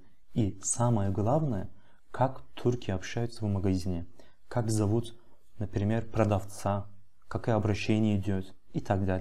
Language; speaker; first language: Russian; non-native, fluent; Turkish